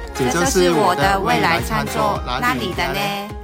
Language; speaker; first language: Chinese; non-native, fluent; Cantonese